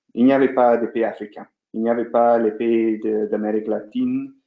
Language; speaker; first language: French; non-native, fluent; English